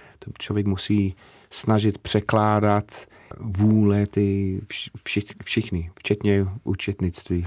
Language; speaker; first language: Czech; non-native, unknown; English